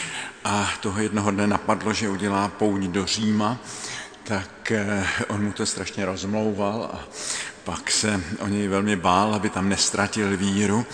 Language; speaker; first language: Czech; native; Czech